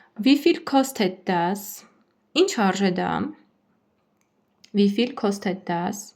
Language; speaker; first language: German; non-native, fluent; Armenian